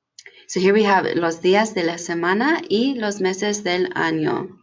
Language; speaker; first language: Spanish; non-native, fluent; English